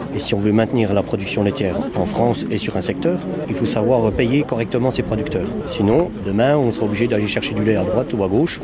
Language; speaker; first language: French; native; French